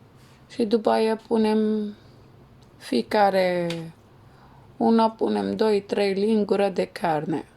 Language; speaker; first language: Romanian; non-native, learner; Arabic